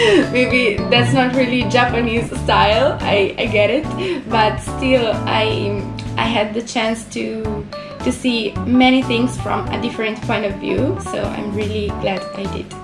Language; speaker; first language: English; non-native, fluent; Italian